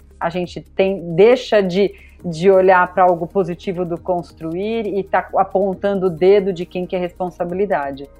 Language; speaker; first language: Portuguese; native; Portuguese